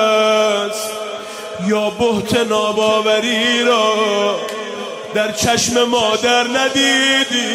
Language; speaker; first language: Persian; native; Persian